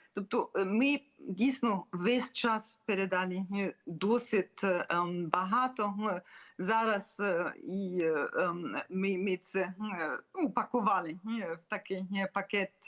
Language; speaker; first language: Ukrainian; non-native, fluent; German